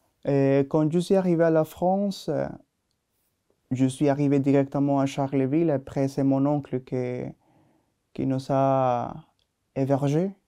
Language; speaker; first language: French; non-native, learner; Spanish